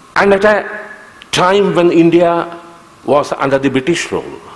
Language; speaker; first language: English; non-native, local second language; Kannada